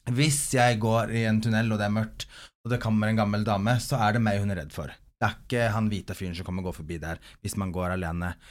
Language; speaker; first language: Norwegian; early bilingual, other home language; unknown